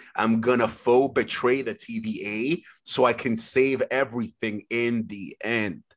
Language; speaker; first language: English; early bilingual, other home language; Spanish